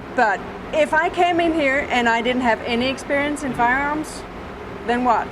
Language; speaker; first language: English; non-native, fluent; Danish